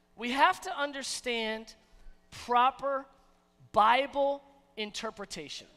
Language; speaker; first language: English; native; English